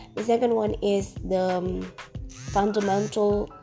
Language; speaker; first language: English; non-native, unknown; Indonesian